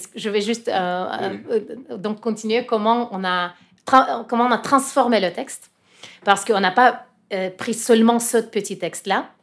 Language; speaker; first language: French; non-native, fluent; Russian